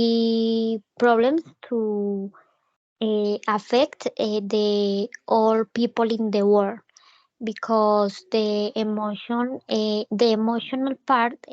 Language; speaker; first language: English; non-native, learner; Spanish